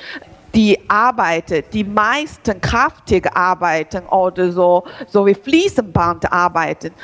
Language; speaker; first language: German; non-native, learner; Chinese